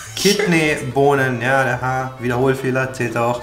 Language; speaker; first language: German; native; German